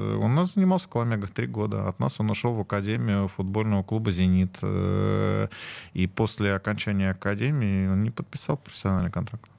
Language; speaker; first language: Russian; native; Russian